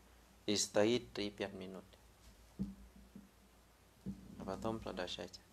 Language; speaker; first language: Russian; non-native, learner; Thai